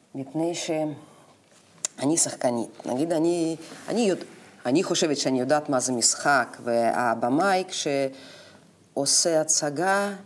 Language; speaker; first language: Hebrew; non-native, fluent; Russian